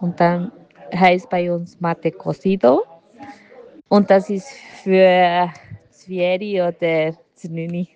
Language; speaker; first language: German; non-native, learner; Spanish